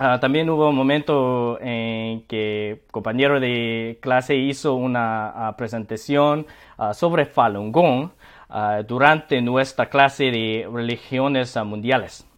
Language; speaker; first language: Spanish; non-native, learner; Korean